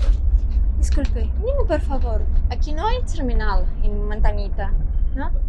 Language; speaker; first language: Spanish; non-native, learner; Russian